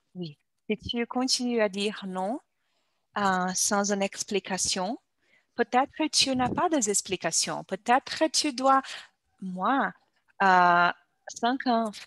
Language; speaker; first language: French; non-native, learner; Portuguese